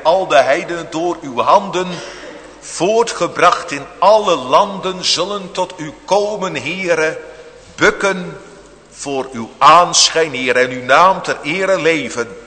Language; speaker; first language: Dutch; native; Dutch